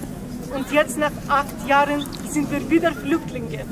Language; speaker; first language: German; non-native, fluent; Ukrainian